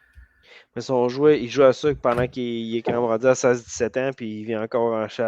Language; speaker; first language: French; native; French